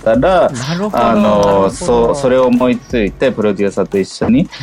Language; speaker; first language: Japanese; early bilingual, heritage; German